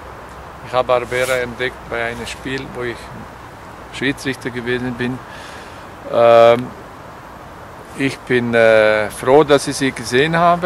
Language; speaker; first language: German; non-native, fluent; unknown